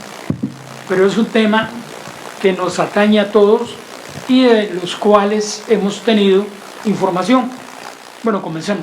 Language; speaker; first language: Spanish; native; Spanish